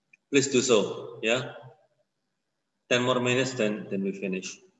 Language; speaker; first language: English; non-native, fluent; Indonesian